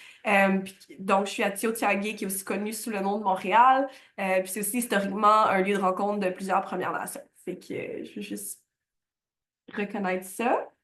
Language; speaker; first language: French; native; French